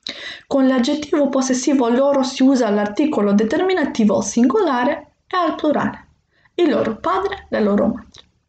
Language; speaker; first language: Italian; non-native, fluent; Macedonian